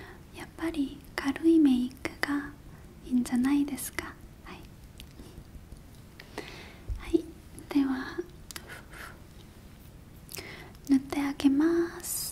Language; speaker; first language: Japanese; non-native, fluent; Korean